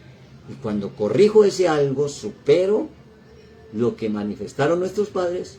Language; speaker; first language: Spanish; native; Spanish